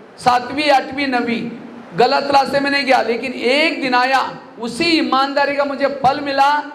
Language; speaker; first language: Hindi; non-native, local second language; Marathi